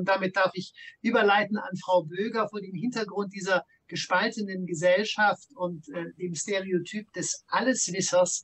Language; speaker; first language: German; native; German